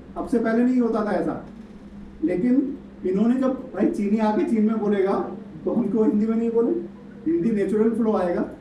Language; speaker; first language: Hindi; native; Hindi